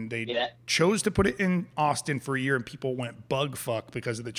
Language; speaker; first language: English; native; English